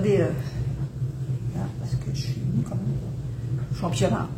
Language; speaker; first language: French; native; French